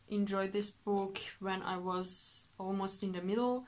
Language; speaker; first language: English; non-native, fluent; Persian